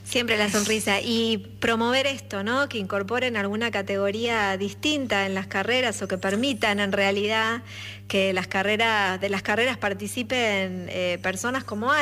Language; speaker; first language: Spanish; native; Spanish